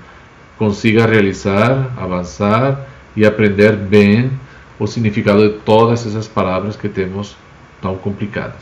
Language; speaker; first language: Portuguese; non-native, fluent; Spanish